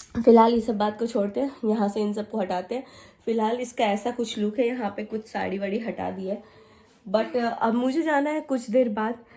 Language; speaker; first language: Hindi; native; Hindi